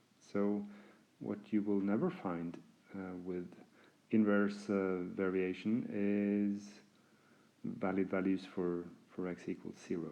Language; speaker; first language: English; non-native, fluent; Norwegian